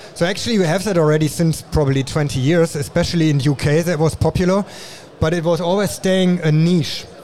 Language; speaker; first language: English; non-native, fluent; German